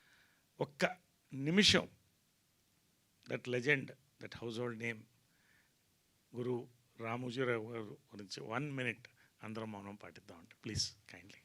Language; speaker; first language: Telugu; native; Telugu